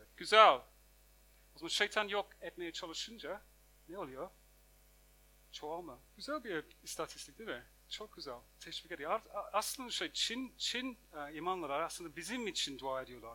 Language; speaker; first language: Turkish; non-native, fluent; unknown